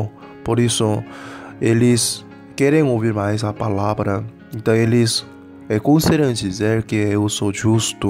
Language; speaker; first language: Portuguese; non-native, fluent; Korean